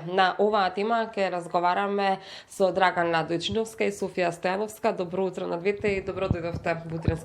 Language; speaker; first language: Macedonian; native; Macedonian